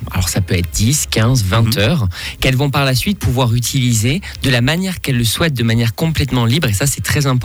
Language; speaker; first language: French; native; French